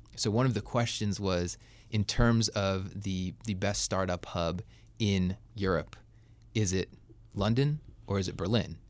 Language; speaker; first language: English; native; English